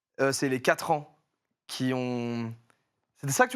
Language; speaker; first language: French; native; French